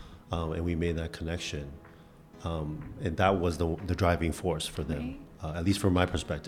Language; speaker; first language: English; early bilingual, other home language; Chinese